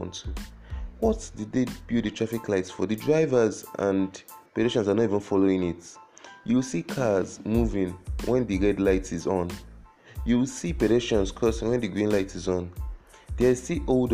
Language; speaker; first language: English; non-native, local second language; Yoruba